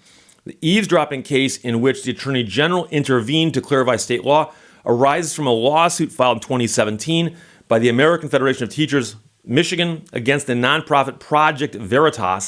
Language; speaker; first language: English; native; English